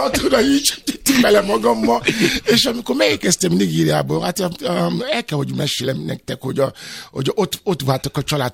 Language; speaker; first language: Hungarian; non-native, fluent; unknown